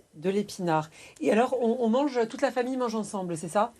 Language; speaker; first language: French; native; French